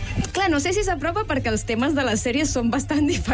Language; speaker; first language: Catalan; native; Catalan